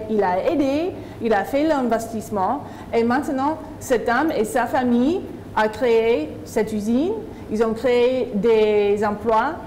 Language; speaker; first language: French; non-native, fluent; English